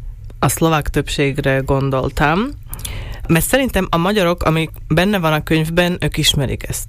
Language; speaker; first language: Hungarian; non-native, local second language; Slovak